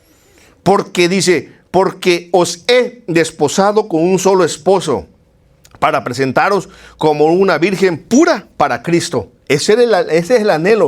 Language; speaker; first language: Spanish; native; Spanish